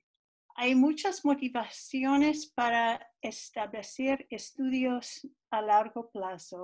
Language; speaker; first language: Spanish; non-native, fluent; English